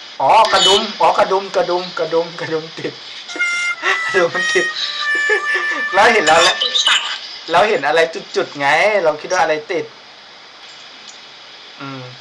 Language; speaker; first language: Thai; native; Thai